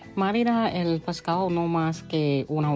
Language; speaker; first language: Spanish; early bilingual, heritage; English